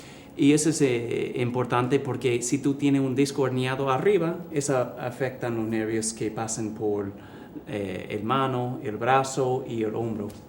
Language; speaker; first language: Spanish; early bilingual, heritage; English